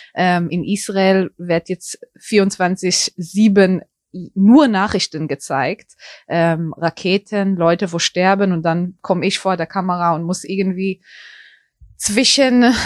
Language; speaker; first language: German; early bilingual, heritage; German